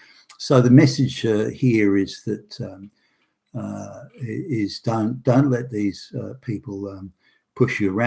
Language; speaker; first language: English; native; English